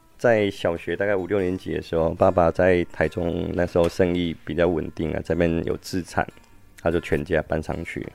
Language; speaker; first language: Chinese; native; Chinese